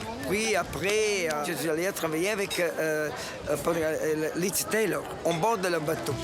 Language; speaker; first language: French; non-native, learner; Italian